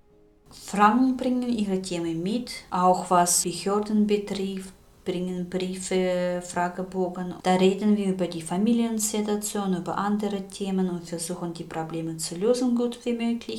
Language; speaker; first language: German; non-native, fluent; Russian